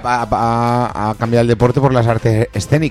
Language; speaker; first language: Spanish; native; Spanish